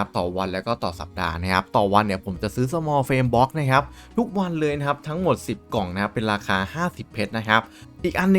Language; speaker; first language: Thai; native; Thai